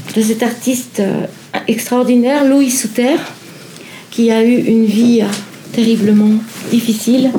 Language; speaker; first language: French; native; French